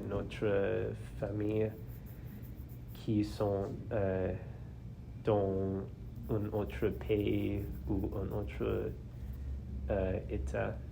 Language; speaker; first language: French; non-native, learner; English